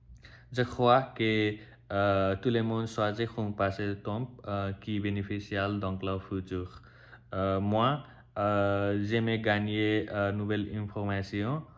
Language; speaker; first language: French; non-native, learner; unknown